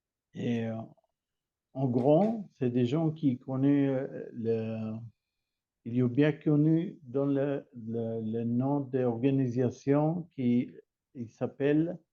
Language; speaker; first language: French; non-native, learner; Hebrew